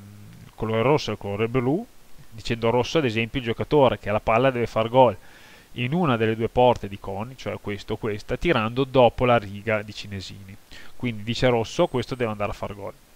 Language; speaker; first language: Italian; native; Italian